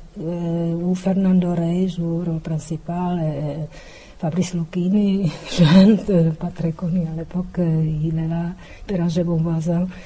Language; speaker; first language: French; non-native, fluent; Czech